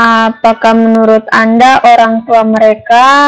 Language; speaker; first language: Indonesian; native; Indonesian